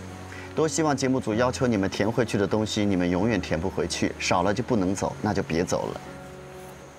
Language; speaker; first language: Chinese; native; Chinese